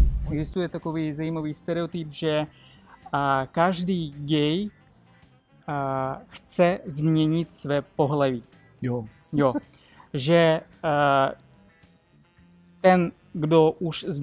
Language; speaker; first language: Czech; non-native, fluent; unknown